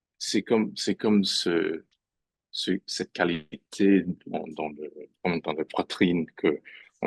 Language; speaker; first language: French; non-native, fluent; English